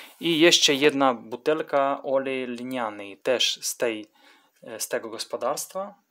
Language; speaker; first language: Polish; non-native, learner; Russian